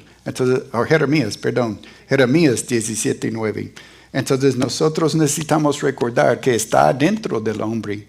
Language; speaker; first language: Spanish; non-native, fluent; English